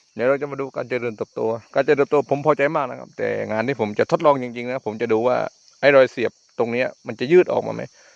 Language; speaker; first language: Thai; native; Thai